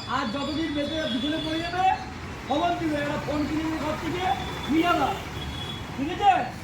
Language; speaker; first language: Bangla; native; Bangla